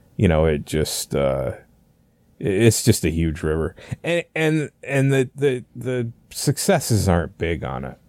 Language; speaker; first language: English; native; English